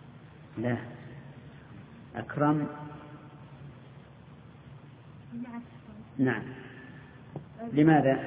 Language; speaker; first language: Arabic; native; Arabic